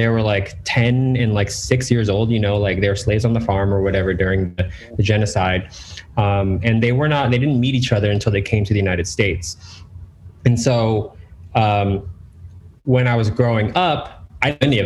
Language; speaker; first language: English; native; English